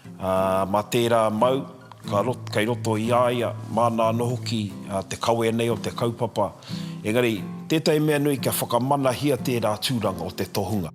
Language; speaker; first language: Māori; non-native, local second language; English